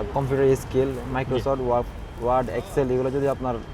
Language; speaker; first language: Bangla; native; Bangla